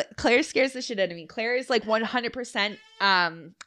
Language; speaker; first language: English; native; English